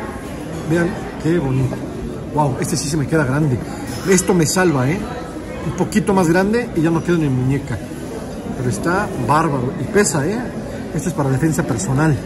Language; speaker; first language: Spanish; native; Spanish